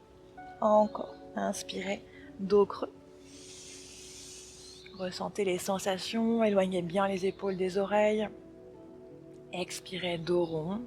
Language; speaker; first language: French; native; French